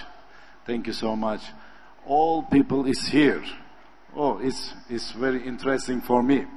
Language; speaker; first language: English; non-native, learner; Turkish